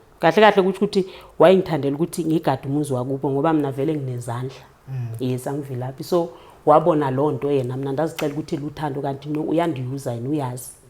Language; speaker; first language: Zulu; non-native, local second language; Xhosa